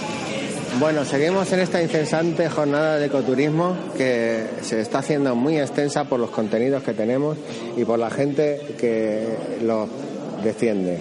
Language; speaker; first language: Spanish; native; Spanish